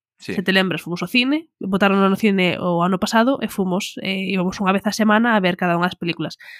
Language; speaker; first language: Galician; non-native, local second language; Spanish